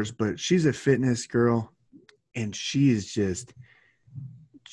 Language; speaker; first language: English; native; English